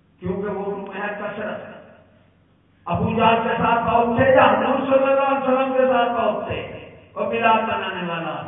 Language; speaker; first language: Urdu; non-native, local second language; Punjabi